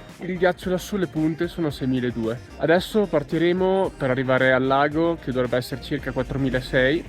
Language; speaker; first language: Italian; native; Italian